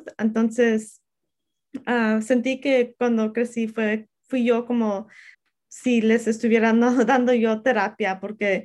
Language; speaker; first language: Spanish; early bilingual, heritage; Spanish